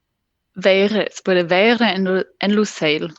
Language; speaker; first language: Catalan; non-native, learner; French